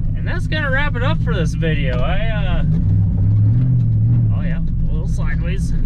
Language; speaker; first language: English; native; English